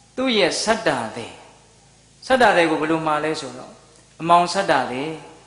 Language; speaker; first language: Burmese; native; Burmese